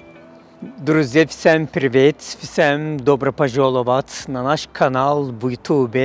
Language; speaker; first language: Russian; non-native, learner; Turkish